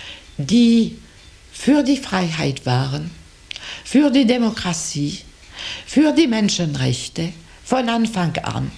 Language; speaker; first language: German; non-native, fluent; French